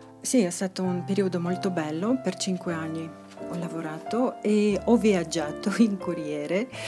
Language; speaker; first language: Italian; non-native, fluent; Russian